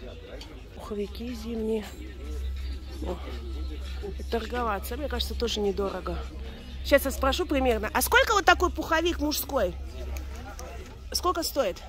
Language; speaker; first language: Russian; native; Russian